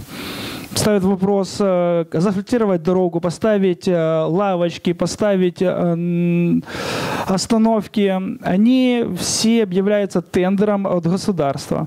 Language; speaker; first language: Russian; non-native, local second language; Ukrainian